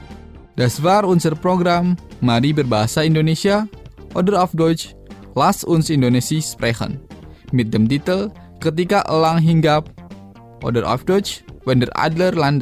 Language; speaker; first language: German; non-native, fluent; Indonesian